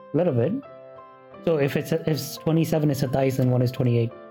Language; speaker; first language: English; early bilingual, other home language; Punjabi